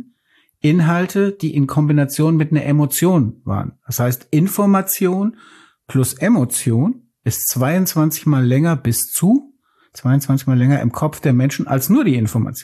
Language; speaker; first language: German; native; German